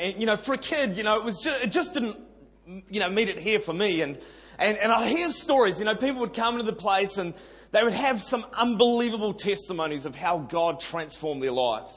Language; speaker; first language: English; native; English